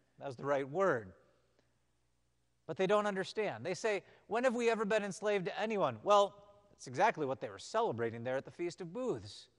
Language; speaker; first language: English; native; English